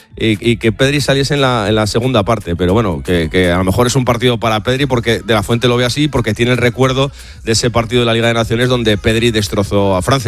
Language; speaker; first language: Spanish; native; Spanish